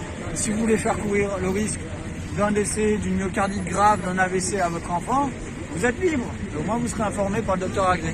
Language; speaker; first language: French; native; French